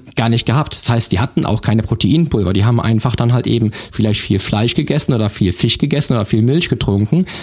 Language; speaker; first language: German; native; German